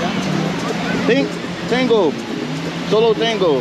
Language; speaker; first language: Spanish; non-native, learner; English